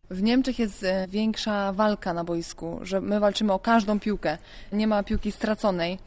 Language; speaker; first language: Polish; native; Polish